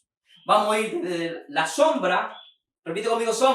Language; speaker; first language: Spanish; native; Spanish